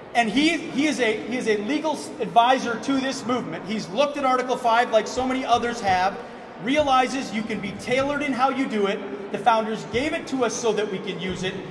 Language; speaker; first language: English; native; English